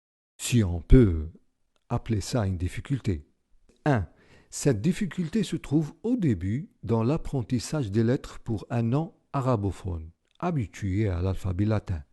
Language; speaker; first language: French; non-native, local second language; Arabic